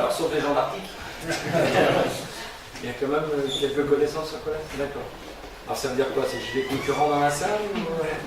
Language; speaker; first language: French; native; French